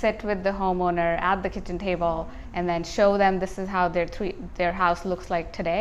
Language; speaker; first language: English; non-native, local second language; Hindi